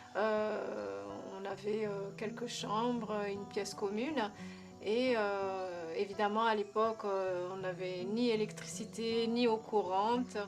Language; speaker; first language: French; early bilingual, other home language; Kabuverdianu